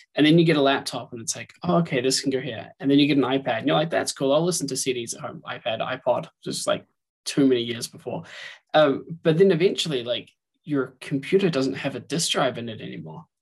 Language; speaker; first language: English; native; English